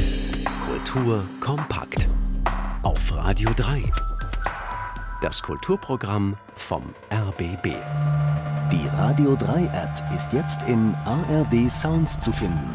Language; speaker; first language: German; native; German